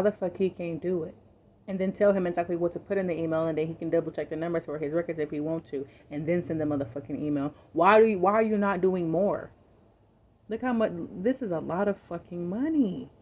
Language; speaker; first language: English; native; English